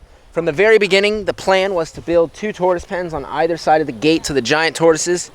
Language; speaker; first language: English; native; English